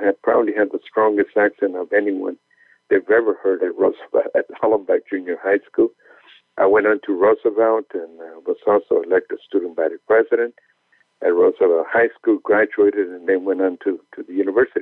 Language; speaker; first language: English; early bilingual, other home language; Spanish